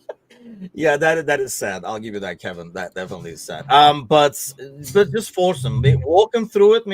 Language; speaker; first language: English; native; English